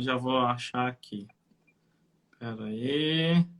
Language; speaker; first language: Portuguese; native; Portuguese